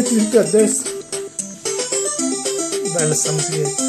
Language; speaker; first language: Italian; native; Italian